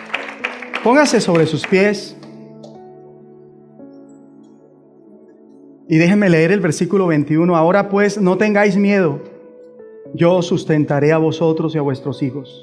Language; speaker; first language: Spanish; native; Spanish